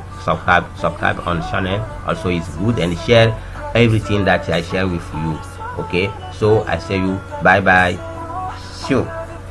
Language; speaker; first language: English; non-native, learner; French